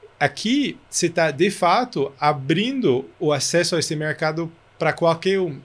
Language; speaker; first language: Portuguese; non-native, fluent; French